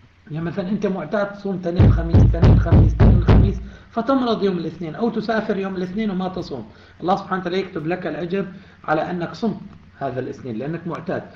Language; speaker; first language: Arabic; native; Arabic